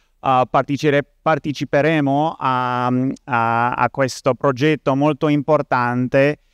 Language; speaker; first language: Italian; non-native, learner; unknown